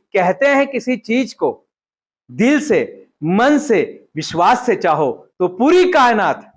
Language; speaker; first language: Hindi; non-native, local second language; Marathi